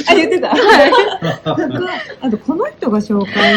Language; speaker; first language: Japanese; native; Japanese